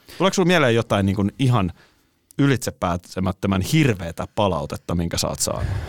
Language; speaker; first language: Finnish; native; Finnish